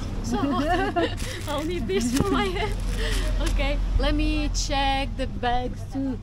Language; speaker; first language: English; non-native, fluent; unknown